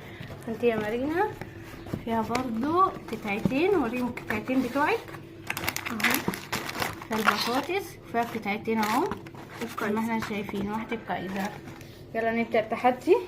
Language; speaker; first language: Arabic; native; Arabic